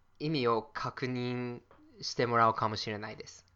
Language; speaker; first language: Japanese; non-native, fluent; English